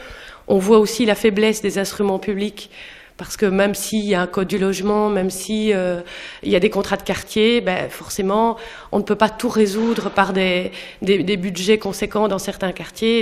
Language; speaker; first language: French; native; French